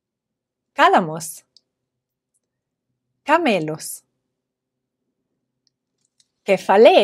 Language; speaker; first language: Greek; non-native, fluent; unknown